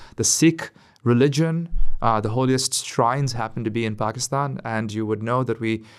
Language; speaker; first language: English; non-native, local second language; Urdu